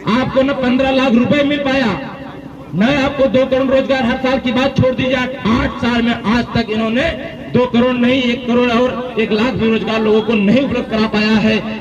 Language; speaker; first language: Hindi; native; Hindi